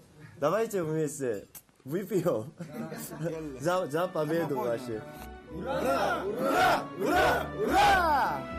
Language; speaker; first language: Russian; non-native, fluent; Korean